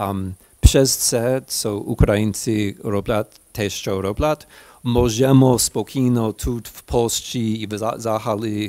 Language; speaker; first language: Ukrainian; non-native, fluent; English